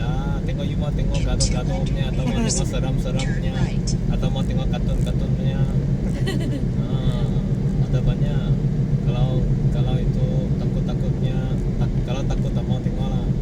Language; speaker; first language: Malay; non-native, local second language; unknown